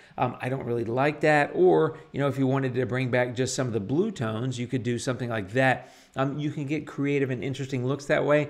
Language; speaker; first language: English; native; English